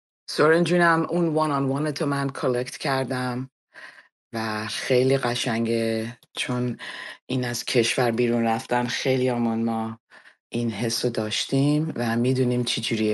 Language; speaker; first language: Persian; early bilingual, heritage; Persian